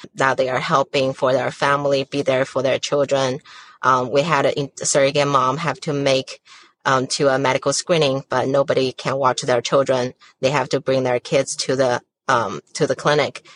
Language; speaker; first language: English; non-native, fluent; Chinese